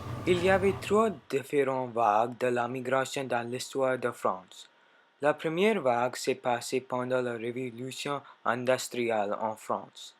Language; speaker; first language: French; non-native, learner; English